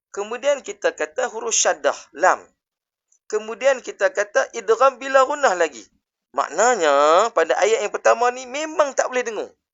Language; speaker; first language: Malay; native; Malay